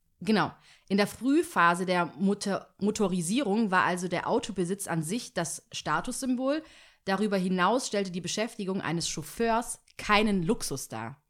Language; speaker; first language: German; early bilingual, other home language; Tigrinya